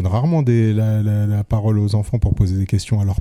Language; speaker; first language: French; native; French